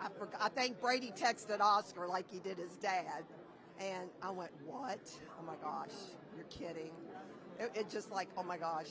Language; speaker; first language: English; native; English